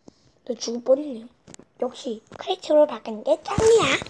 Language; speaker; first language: Korean; native; Korean